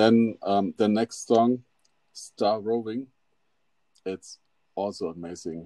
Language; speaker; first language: English; non-native, fluent; German